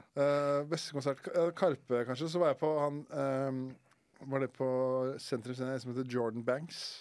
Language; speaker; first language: Norwegian; native; Norwegian